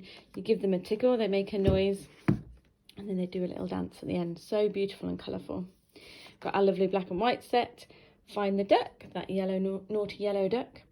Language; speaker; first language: English; native; English